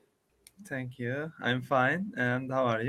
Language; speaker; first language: English; non-native, learner; Turkish